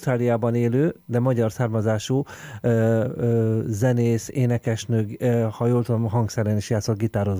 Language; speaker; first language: Hungarian; native; Hungarian